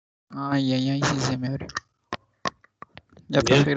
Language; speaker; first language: Spanish; native; Spanish